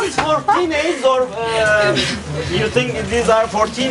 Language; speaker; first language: English; non-native, learner; Turkish